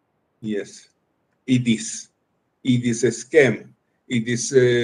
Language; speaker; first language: English; non-native, learner; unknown